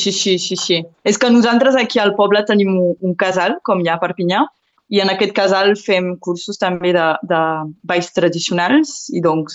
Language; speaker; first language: Catalan; non-native, local second language; French